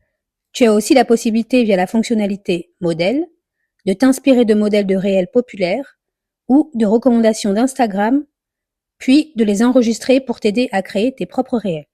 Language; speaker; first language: French; native; French